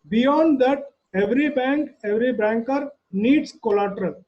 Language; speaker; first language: English; non-native, local second language; Kannada